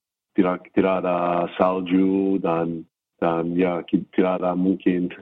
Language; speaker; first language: Indonesian; non-native, fluent; English